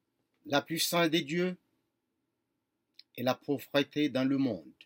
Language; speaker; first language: French; non-native, local second language; Haitian Creole